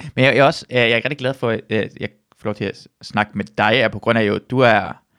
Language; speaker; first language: Danish; early bilingual, other home language; Persian